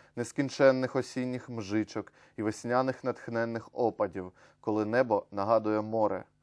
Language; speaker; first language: Ukrainian; native; Ukrainian